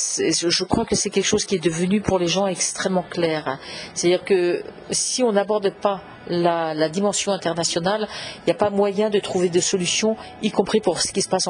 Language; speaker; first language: French; native; French